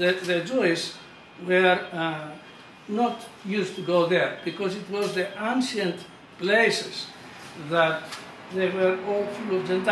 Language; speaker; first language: English; non-native, fluent; Greek